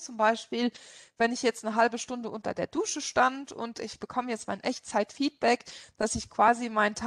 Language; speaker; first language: German; non-native, local second language; Luxembourgish